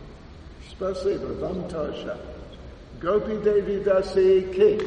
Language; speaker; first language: Russian; non-native, learner; English